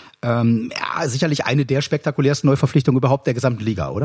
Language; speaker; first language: German; native; German